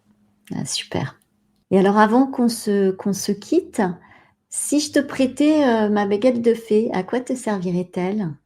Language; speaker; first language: French; native; French